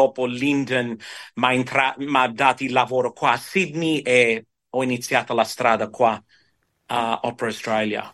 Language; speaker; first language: Italian; early bilingual, heritage; Italian